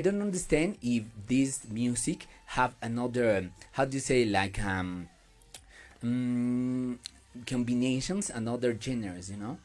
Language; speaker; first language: English; non-native, learner; Spanish